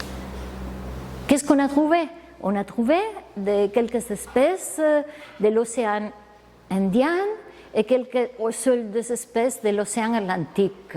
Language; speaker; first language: French; non-native, fluent; Spanish